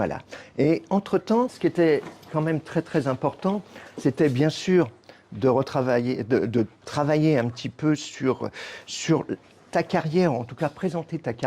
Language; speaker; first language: French; native; French